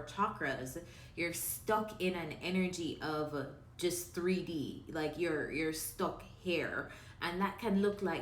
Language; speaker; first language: English; native; English